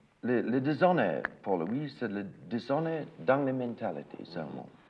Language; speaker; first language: French; non-native, learner; English